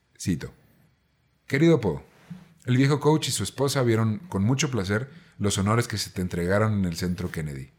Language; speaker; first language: Spanish; native; Spanish